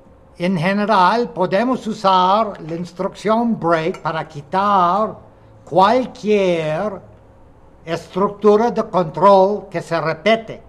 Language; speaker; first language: Spanish; non-native, fluent; English